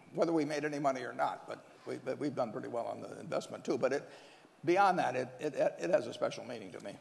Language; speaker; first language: English; native; English